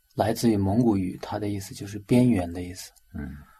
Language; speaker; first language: Chinese; non-native, local second language; Mongolian